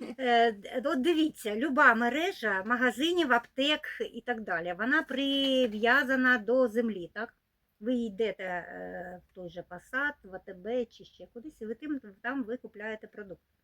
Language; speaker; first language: Ukrainian; non-native, local second language; Russian